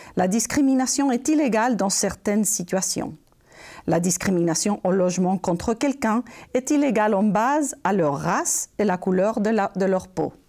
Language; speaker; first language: French; non-native, fluent; Spanish